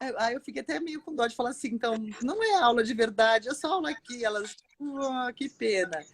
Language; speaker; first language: Portuguese; native; Portuguese